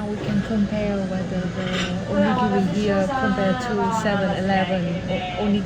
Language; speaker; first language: English; non-native, fluent; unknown